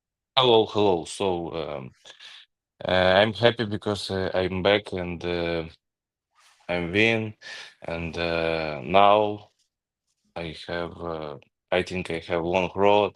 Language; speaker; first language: English; non-native, learner; Ukrainian